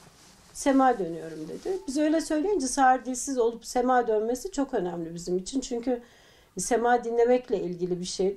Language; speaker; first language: Turkish; native; Turkish